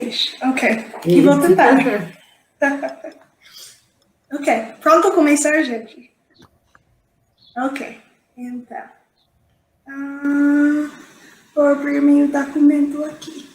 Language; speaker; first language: Portuguese; non-native, fluent; English